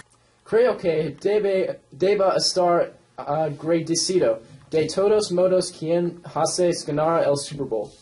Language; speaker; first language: Spanish; non-native, learner; English